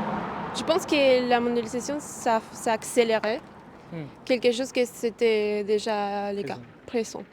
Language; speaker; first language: French; non-native, fluent; Spanish